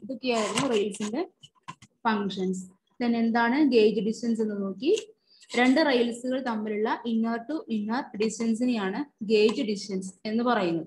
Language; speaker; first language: Malayalam; native; Malayalam